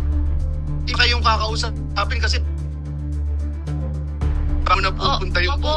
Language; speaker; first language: Filipino; native; Filipino